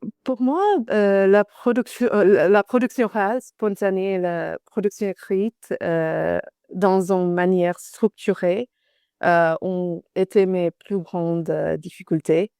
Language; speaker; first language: French; non-native, fluent; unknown